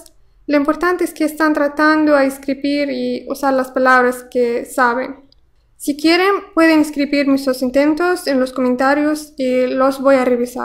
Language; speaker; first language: Spanish; non-native, fluent; Arabic